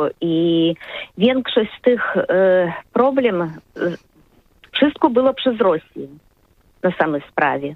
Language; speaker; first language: Polish; non-native, learner; Russian